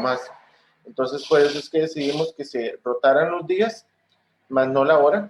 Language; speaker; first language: Spanish; native; Spanish